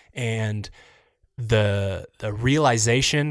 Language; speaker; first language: English; native; English